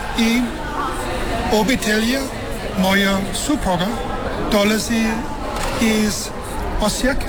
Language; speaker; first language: Croatian; non-native, learner; English